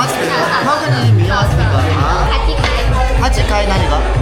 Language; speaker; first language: Japanese; non-native, learner; Korean